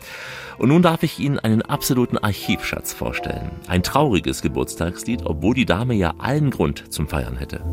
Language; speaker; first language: German; native; German